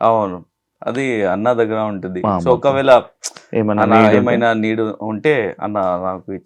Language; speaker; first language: Telugu; non-native, learner; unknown